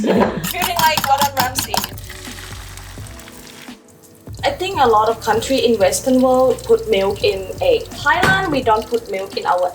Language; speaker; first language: English; non-native, fluent; Thai